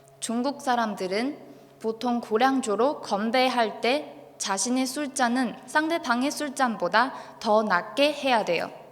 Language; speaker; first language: Korean; non-native, learner; Chinese